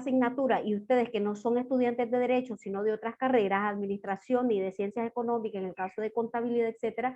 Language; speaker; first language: Spanish; native; Spanish